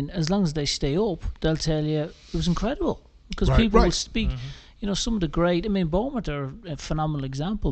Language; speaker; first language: English; native; English